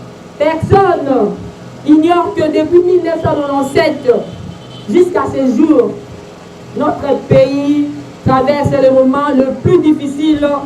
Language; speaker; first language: French; non-native, local second language; Lingala